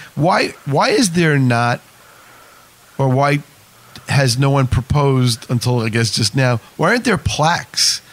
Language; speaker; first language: English; native; English